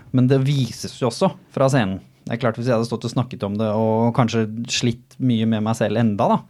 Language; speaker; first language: Norwegian; native; Norwegian